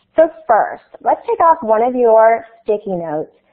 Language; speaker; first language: English; native; English